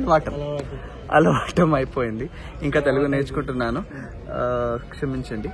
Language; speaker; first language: Telugu; non-native, learner; Kannada